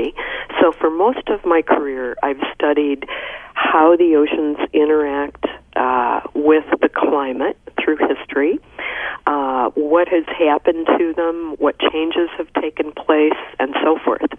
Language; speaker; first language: English; native; English